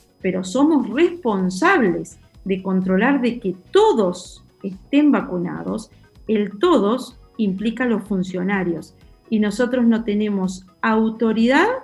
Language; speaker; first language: Spanish; native; Spanish